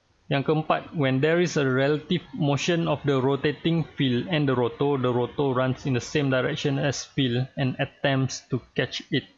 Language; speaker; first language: English; non-native, local second language; Malay